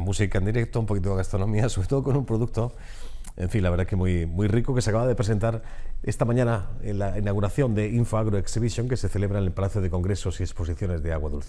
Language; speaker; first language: Spanish; native; Spanish